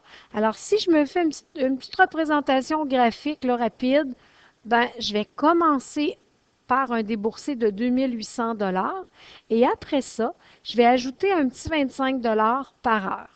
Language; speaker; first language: French; native; French